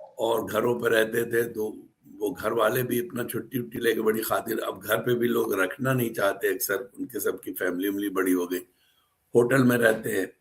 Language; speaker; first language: Urdu; native; Urdu